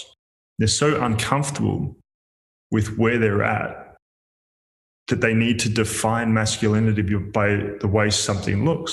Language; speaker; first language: English; native; English